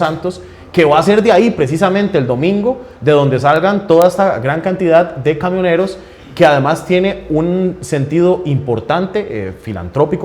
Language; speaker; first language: Spanish; native; Spanish